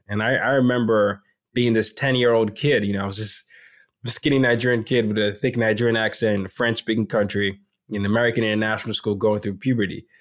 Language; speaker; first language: English; non-native, local second language; Yoruba